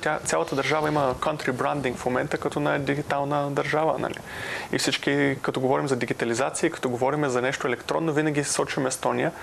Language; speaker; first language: Bulgarian; native; Bulgarian